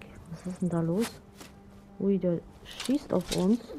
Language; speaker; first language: German; native; German